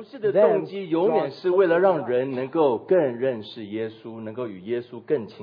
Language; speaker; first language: Chinese; native; Chinese